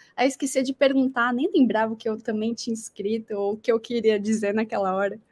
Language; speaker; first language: Portuguese; native; Portuguese